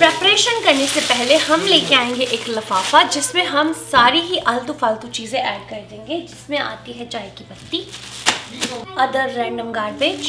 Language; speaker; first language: Hindi; native; Hindi